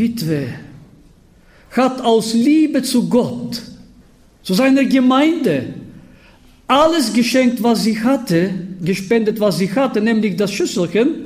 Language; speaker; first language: German; non-native, fluent; Bulgarian